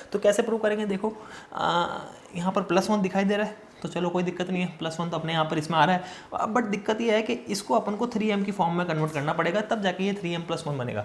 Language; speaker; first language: Hindi; native; Hindi